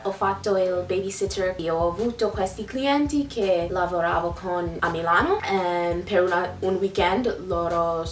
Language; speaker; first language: Italian; non-native, fluent; English